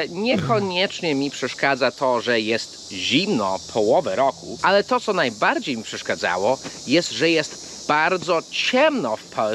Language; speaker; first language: Polish; non-native, fluent; English